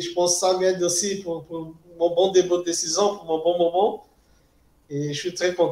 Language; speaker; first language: French; non-native, fluent; Portuguese